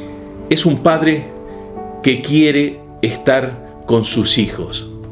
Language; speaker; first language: Spanish; native; Spanish